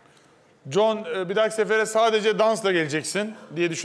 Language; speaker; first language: Turkish; native; Turkish